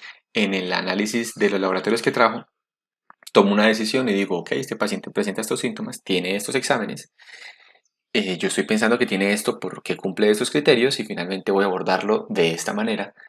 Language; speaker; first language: Spanish; native; Spanish